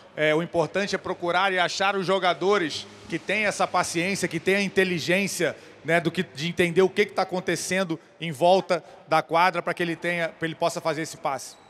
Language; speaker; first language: Portuguese; native; Portuguese